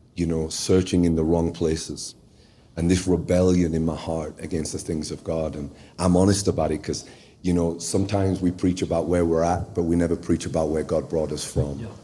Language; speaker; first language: English; native; English